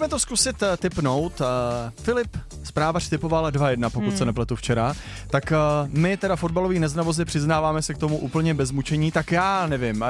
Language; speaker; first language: Czech; native; Czech